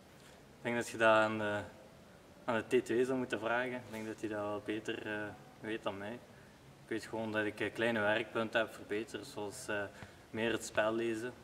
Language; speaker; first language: Dutch; native; Dutch